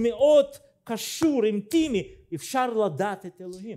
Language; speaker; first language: Hebrew; non-native, fluent; Russian